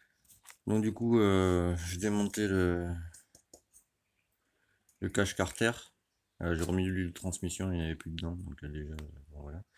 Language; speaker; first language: French; native; French